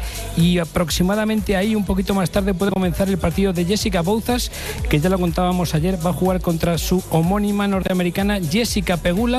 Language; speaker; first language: Spanish; native; Spanish